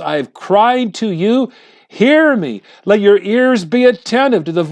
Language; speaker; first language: English; native; English